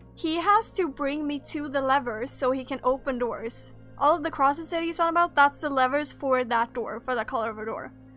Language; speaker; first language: English; non-native, fluent; Swedish